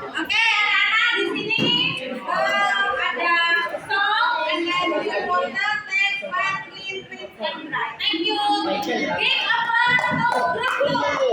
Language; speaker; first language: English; non-native, fluent; Indonesian